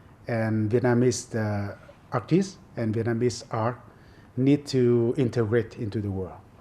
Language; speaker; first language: English; non-native, fluent; Vietnamese